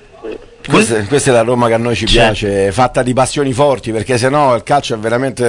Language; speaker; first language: Italian; native; Italian